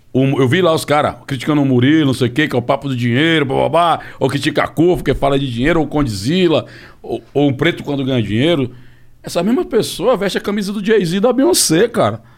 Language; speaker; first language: Portuguese; native; Portuguese